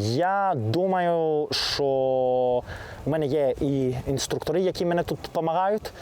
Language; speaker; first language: Ukrainian; non-native, learner; Greek